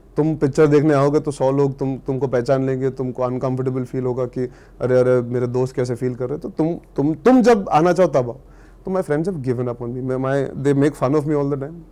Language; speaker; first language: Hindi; native; Hindi